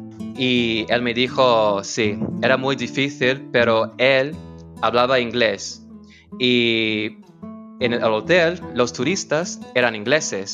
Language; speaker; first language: Spanish; non-native, learner; English